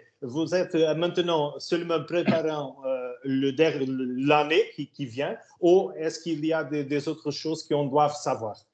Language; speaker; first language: French; non-native, learner; Portuguese